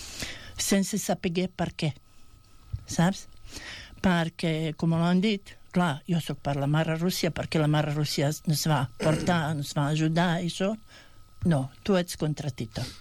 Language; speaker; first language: Catalan; non-native, fluent; Bosnian